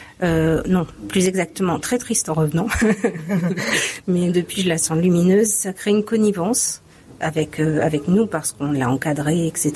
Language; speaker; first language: French; native; French